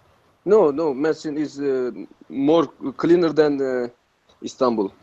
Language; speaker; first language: English; non-native, learner; Turkish